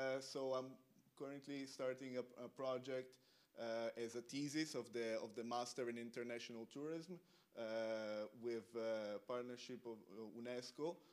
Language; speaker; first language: English; non-native, fluent; Italian